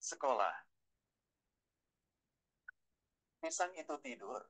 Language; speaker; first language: Indonesian; non-native, learner; Vietnamese